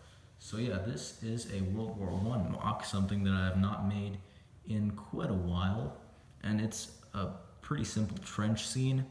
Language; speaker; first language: English; native; English